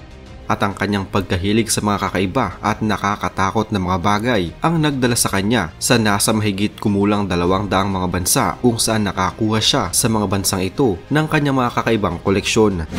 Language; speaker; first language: Filipino; native; Filipino